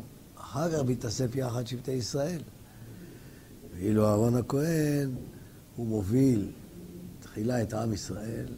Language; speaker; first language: Hebrew; native; Hebrew